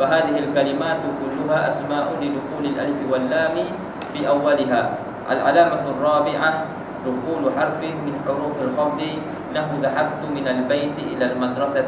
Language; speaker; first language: Arabic; non-native, fluent; Malay